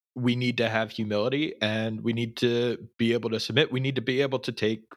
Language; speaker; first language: English; native; English